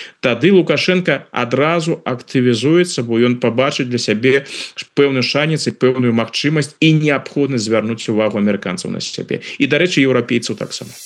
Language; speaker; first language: Belarusian; native; Belarusian